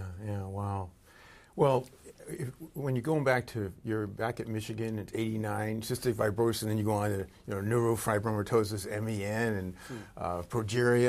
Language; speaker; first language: English; native; English